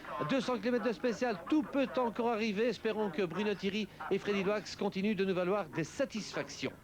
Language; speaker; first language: French; native; French